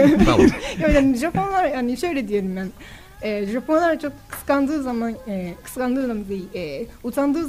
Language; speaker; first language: Turkish; non-native, learner; Japanese